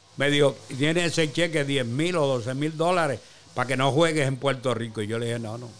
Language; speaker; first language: Spanish; native; Spanish